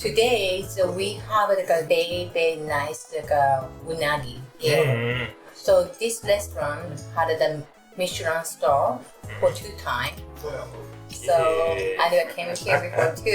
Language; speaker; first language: English; non-native, learner; Japanese